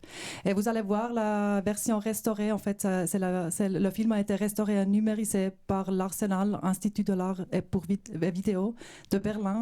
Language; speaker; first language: French; non-native, local second language; German